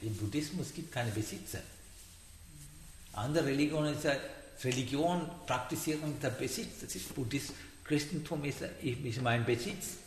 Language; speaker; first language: German; non-native, learner; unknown